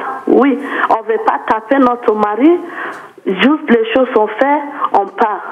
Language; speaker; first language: French; non-native, learner; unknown